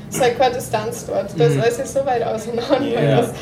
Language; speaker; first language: German; native; German